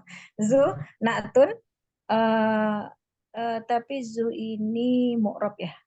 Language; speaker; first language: Arabic; non-native, learner; Indonesian